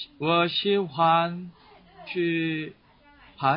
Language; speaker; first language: Chinese; non-native, learner; Korean